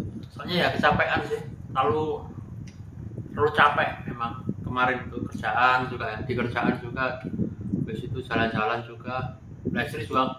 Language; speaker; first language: Indonesian; non-native, local second language; Javanese